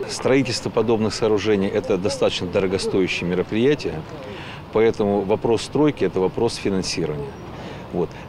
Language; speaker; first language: Russian; native; Russian